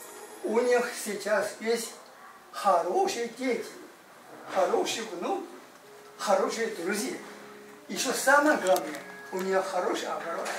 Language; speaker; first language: Russian; non-native, learner; Chinese